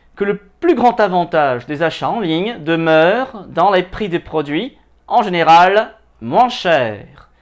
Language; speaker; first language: French; non-native, fluent; Portuguese